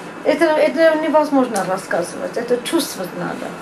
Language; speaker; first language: Russian; non-native, learner; Armenian